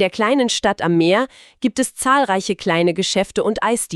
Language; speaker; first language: German; native; German